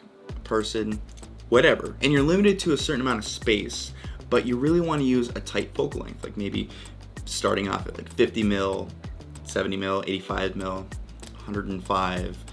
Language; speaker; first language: English; native; English